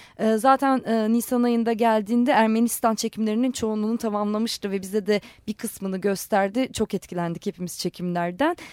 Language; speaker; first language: Turkish; non-native, local second language; Armenian